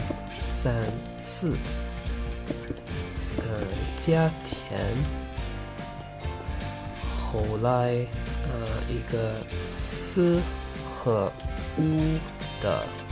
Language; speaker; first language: Chinese; early bilingual, heritage; Chinese